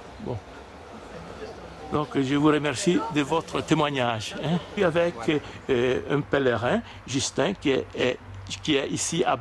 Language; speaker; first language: French; native; French